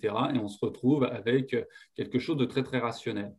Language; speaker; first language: French; native; French